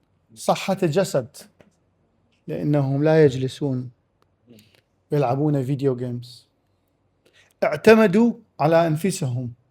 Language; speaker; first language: Arabic; native; Arabic